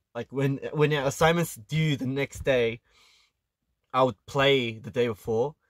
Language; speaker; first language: English; early bilingual, other home language; Korean